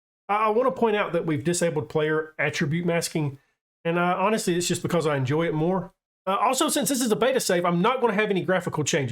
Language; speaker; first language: English; native; English